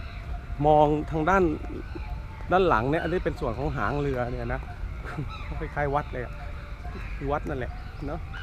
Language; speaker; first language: Thai; native; Thai